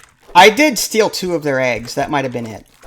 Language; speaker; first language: English; native; English